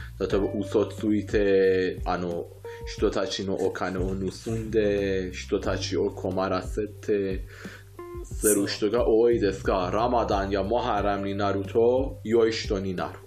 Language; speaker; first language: Japanese; non-native, fluent; Persian